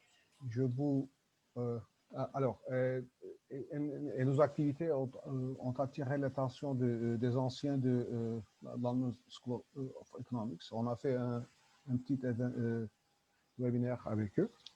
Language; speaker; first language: French; non-native, learner; Turkish